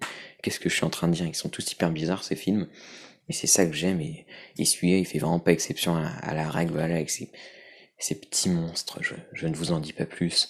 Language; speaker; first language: French; native; French